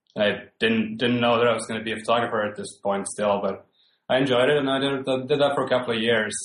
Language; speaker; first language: English; non-native, fluent; Finnish